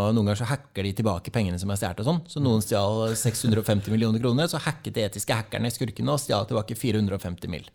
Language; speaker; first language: Norwegian; native; Norwegian